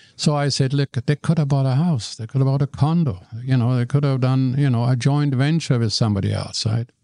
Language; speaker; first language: English; non-native, fluent; German